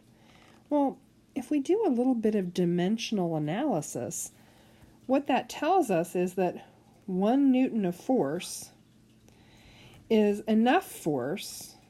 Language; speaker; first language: English; native; English